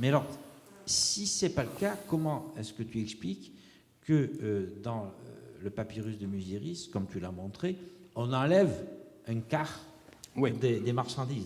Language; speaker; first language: French; native; French